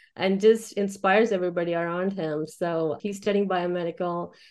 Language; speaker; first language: English; early bilingual, other home language; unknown